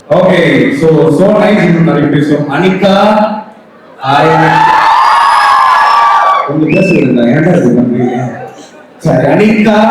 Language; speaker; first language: Tamil; native; Tamil